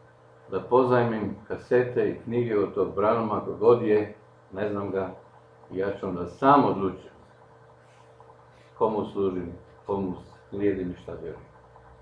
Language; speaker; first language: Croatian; non-native, local second language; Slovenian